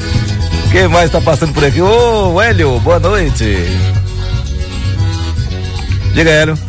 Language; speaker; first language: Portuguese; native; Portuguese